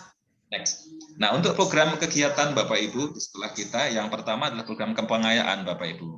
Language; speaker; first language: Indonesian; native; Indonesian